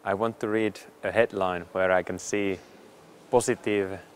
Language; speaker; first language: English; non-native, fluent; Finnish